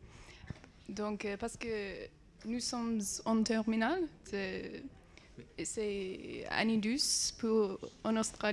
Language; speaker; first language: French; non-native, learner; English